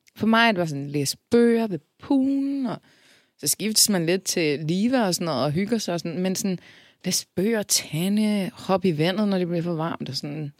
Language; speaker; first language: Danish; early bilingual, other home language; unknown